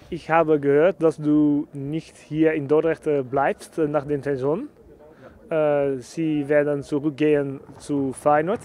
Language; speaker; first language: German; non-native, learner; Dutch